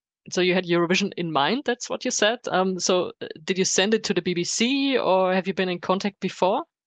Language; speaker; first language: English; non-native, fluent; German